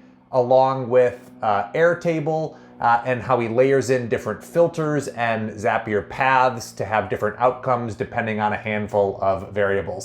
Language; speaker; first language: English; native; English